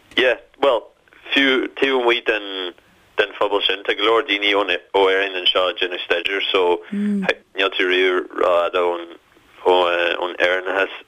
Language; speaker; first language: Irish; native; Irish